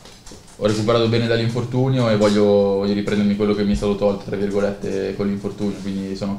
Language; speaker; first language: Italian; native; Italian